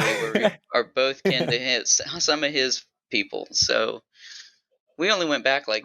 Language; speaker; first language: English; native; English